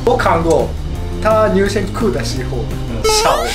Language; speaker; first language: Chinese; non-native, learner; Japanese